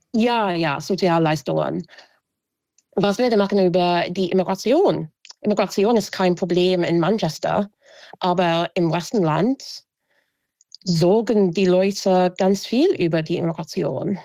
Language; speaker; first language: German; non-native, fluent; English